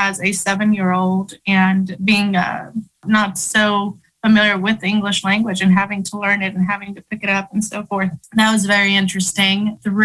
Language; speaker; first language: English; early bilingual, other home language; Spanish